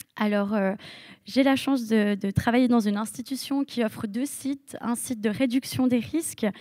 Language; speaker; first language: French; native; French